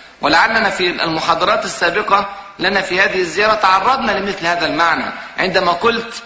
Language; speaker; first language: Arabic; native; Arabic